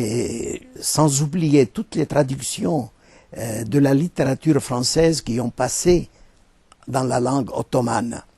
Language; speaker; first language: French; non-native, fluent; Turkish